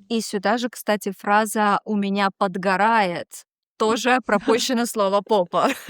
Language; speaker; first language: Russian; native; Russian